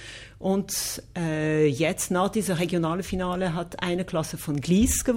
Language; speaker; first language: German; non-native, local second language; French